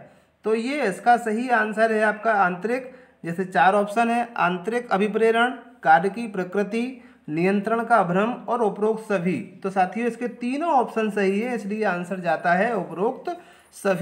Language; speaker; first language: Hindi; native; Hindi